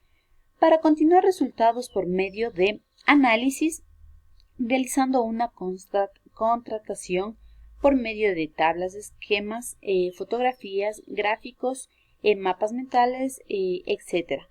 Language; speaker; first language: Spanish; native; Spanish